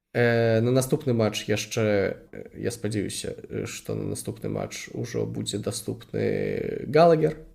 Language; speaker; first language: Belarusian; non-native, local second language; Russian